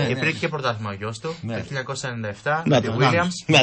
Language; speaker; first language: Greek; native; Greek